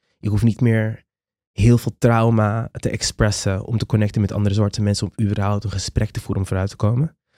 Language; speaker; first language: Dutch; non-native, local second language; Papiamento